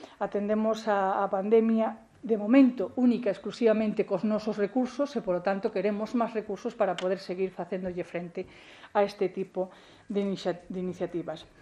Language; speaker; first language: Galician; native; Galician